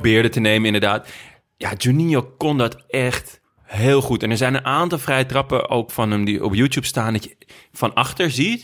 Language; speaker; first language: Dutch; native; Dutch